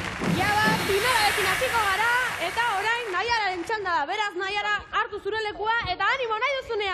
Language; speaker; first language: Basque; native; Basque